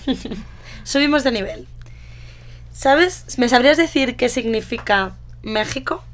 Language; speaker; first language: Spanish; native; Spanish